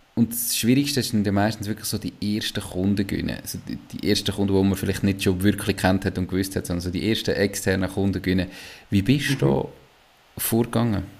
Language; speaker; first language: German; native; German